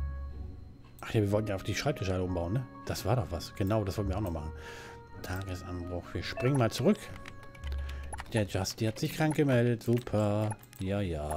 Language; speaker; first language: German; native; German